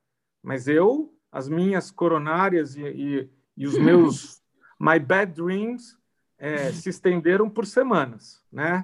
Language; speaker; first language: Portuguese; native; Portuguese